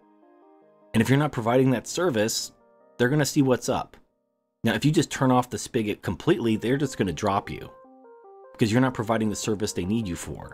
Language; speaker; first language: English; native; English